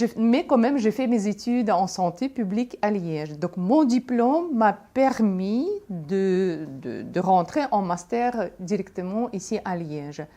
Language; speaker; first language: French; non-native, fluent; Russian